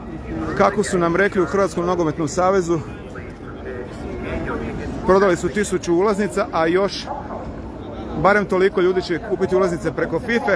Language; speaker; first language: Serbian; native; Serbian